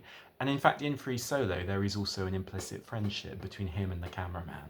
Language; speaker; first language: English; native; English